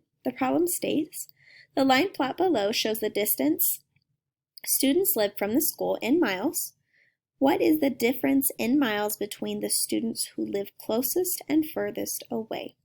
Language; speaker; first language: English; native; English